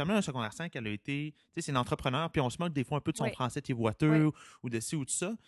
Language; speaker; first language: French; native; French